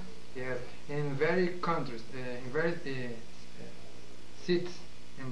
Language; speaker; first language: English; non-native, learner; Portuguese